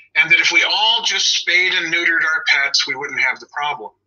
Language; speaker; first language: English; native; English